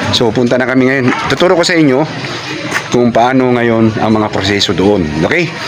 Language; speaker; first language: Filipino; non-native, local second language; Cebuano